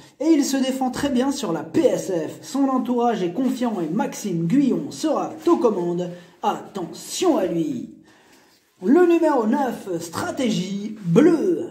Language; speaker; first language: French; native; French